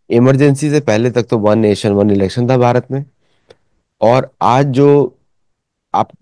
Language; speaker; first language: Hindi; native; Hindi